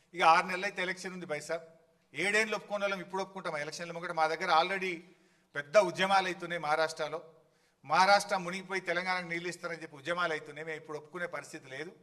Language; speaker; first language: Telugu; native; Telugu